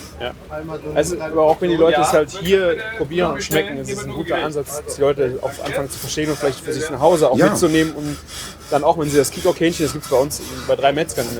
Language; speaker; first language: German; native; German